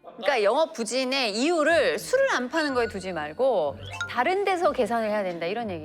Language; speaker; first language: Korean; native; Korean